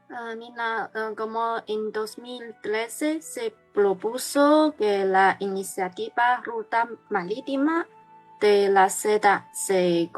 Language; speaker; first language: Spanish; non-native, learner; Chinese